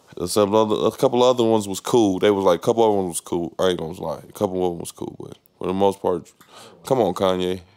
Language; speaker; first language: English; native; English